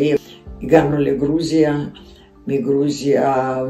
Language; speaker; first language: Hebrew; non-native, fluent; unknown